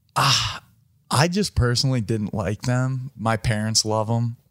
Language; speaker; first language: English; native; English